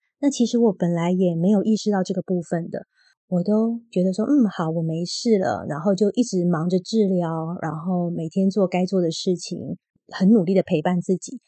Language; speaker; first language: Chinese; native; Chinese